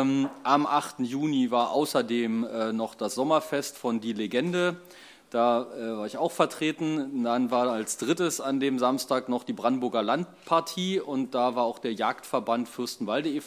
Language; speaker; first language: German; native; German